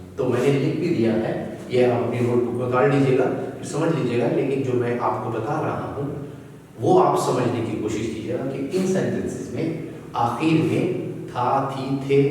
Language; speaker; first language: Hindi; native; Hindi